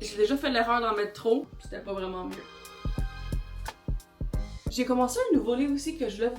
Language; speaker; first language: French; native; French